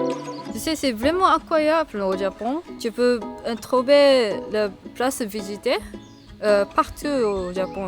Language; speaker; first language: French; non-native, learner; Japanese